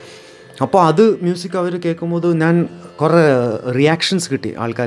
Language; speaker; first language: Tamil; non-native, learner; Malayalam